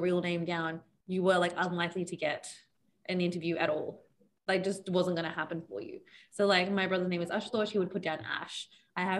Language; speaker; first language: English; native; English